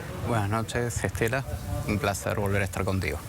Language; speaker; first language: Spanish; native; Spanish